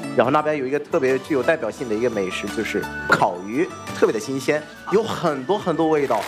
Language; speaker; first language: Chinese; native; Chinese